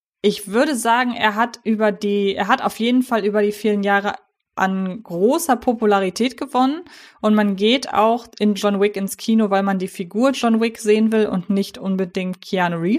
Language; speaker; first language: German; native; German